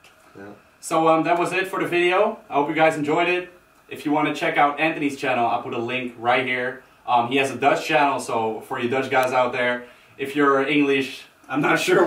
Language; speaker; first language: English; non-native, fluent; Dutch